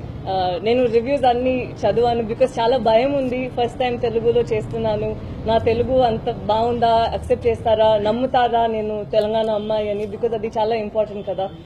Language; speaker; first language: Telugu; non-native, fluent; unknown